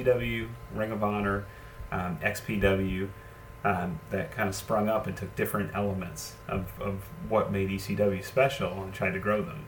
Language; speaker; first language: English; native; English